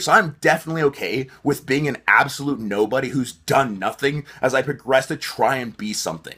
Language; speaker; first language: English; native; English